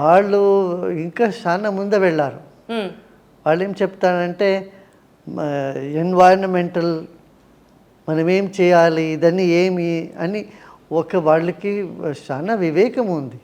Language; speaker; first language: Telugu; non-native, local second language; Tamil